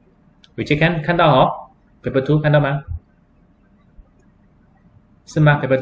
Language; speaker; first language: Chinese; native; Chinese